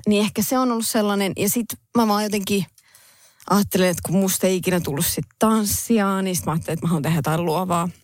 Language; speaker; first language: Finnish; native; Finnish